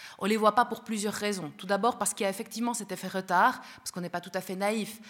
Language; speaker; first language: French; early bilingual, other home language; Spanish